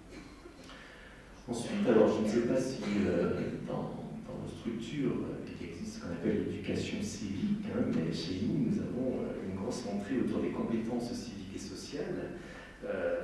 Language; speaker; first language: French; native; French